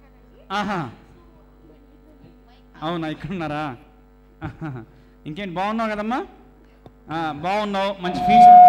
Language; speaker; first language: Telugu; native; Telugu